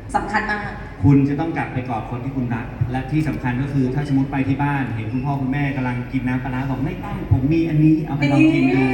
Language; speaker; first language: Thai; native; Thai